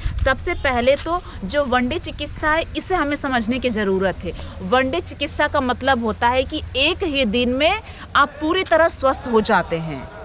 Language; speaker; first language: Hindi; native; Hindi